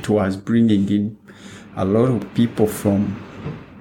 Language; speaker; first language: English; non-native, local second language; Ganda